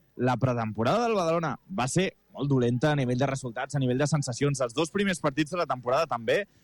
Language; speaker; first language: Catalan; native; Catalan